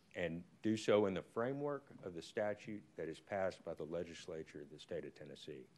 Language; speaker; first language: English; native; English